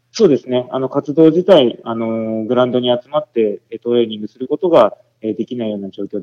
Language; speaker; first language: Japanese; native; Japanese